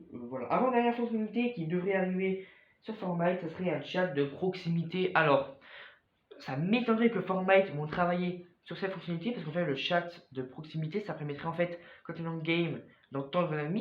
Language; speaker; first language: French; native; French